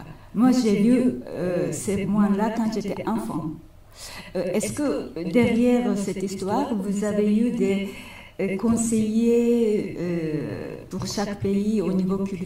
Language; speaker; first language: French; non-native, fluent; Japanese